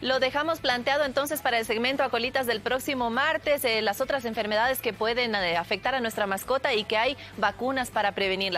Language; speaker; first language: Spanish; native; Spanish